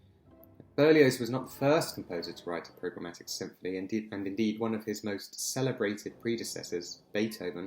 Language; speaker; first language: English; native; English